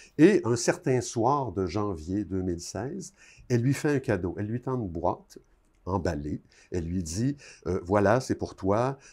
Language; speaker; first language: French; native; French